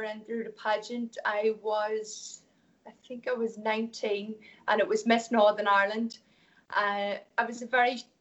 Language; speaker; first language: English; native; English